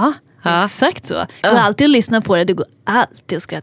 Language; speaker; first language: Swedish; native; Swedish